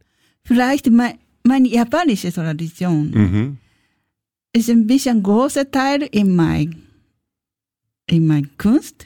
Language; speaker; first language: German; non-native, learner; Japanese